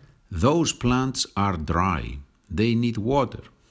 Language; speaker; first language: English; non-native, fluent; Spanish